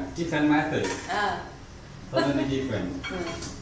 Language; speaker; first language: English; non-native, learner; Chinese